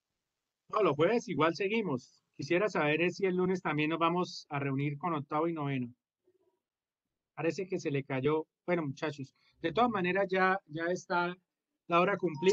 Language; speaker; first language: Spanish; native; Spanish